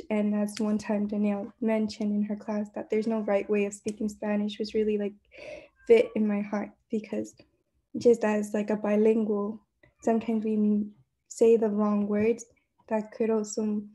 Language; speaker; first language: English; native; English